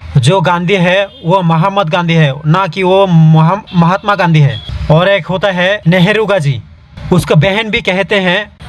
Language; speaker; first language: Hindi; non-native, local second language; Bangla